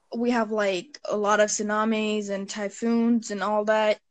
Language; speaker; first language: English; early bilingual, other home language; Bangla